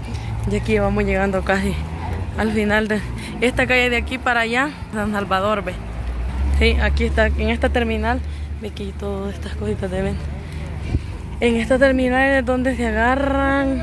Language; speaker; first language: Spanish; native; Spanish